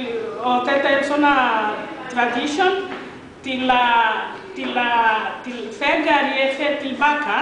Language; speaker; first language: Icelandic; non-native, learner; Portuguese